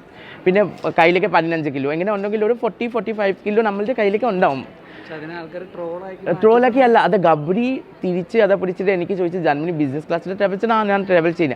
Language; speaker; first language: Malayalam; non-native, fluent; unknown